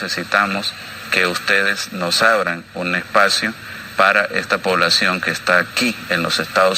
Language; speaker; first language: Spanish; native; Spanish